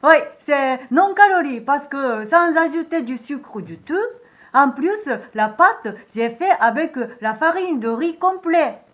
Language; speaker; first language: French; non-native, fluent; Japanese